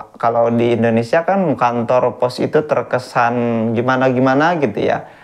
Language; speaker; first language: Indonesian; native; Indonesian